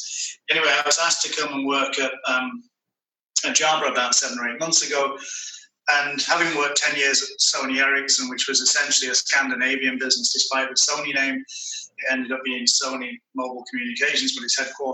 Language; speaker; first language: English; native; English